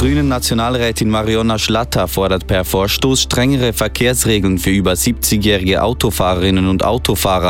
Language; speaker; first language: German; native; German